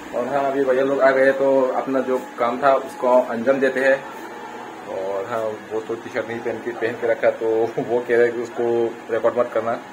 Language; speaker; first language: Hindi; non-native, local second language; Kok Borok